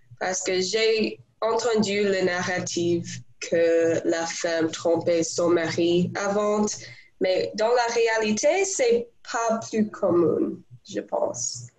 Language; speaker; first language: French; non-native, learner; English